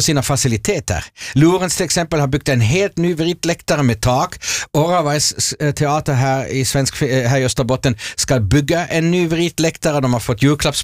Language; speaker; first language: Swedish; non-native, fluent; German